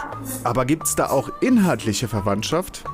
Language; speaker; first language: German; native; German